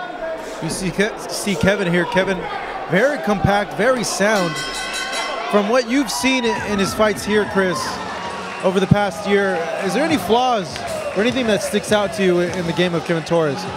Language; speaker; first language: English; native; English